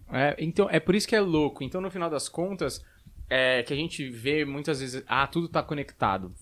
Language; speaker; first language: Portuguese; native; Portuguese